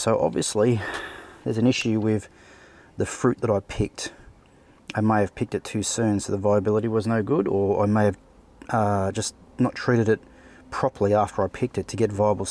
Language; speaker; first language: English; native; English